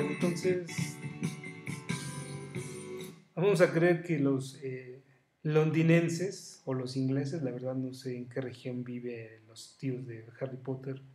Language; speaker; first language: Spanish; native; Spanish